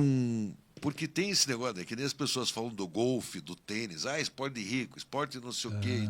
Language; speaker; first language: Portuguese; native; Portuguese